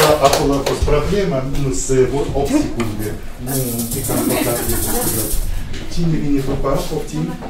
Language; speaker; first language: Romanian; non-native, local second language; Russian